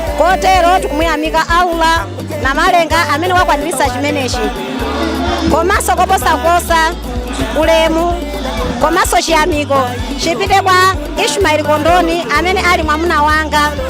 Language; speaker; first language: Nyanja; non-native, local second language; Yao